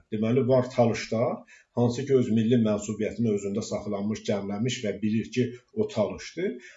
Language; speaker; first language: Azerbaijani; non-native, local second language; Talysh